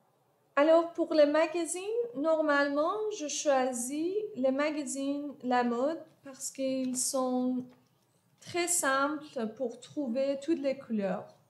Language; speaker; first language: French; non-native, fluent; Persian